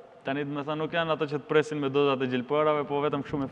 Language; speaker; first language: Albanian; native; Albanian